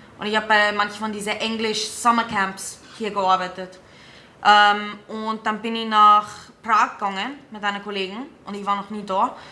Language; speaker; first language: German; non-native, fluent; English